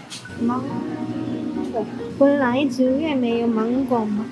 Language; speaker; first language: Chinese; non-native, learner; Korean